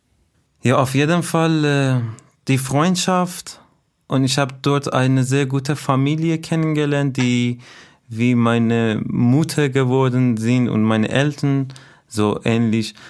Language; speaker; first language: German; non-native, fluent; Persian